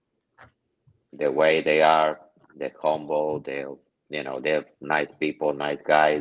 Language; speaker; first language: English; non-native, learner; Spanish